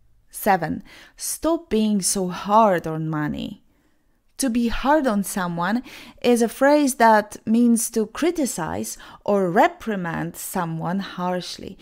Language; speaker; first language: English; non-native, fluent; Polish